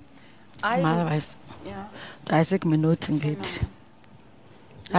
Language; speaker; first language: German; non-native, learner; Akan